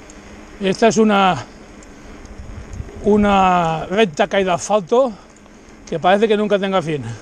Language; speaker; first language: Spanish; native; Spanish